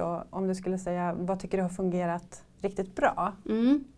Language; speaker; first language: Swedish; native; Swedish